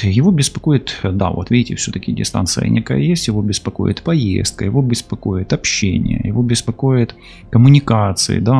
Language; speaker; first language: Russian; non-native, local second language; Ukrainian